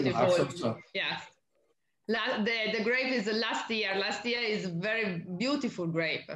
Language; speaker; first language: English; non-native, learner; Italian